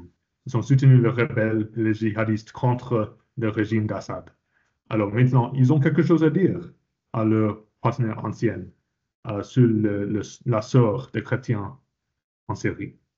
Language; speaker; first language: French; non-native, fluent; English